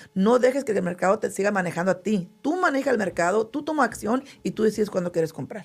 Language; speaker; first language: Spanish; early bilingual, heritage; Spanish